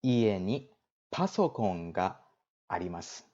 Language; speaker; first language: Japanese; non-native, learner; English